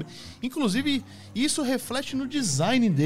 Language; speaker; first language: Portuguese; native; Portuguese